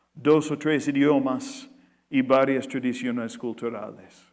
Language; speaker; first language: Spanish; non-native, fluent; English